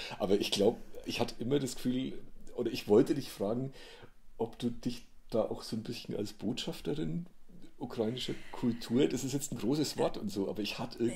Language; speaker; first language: German; native; German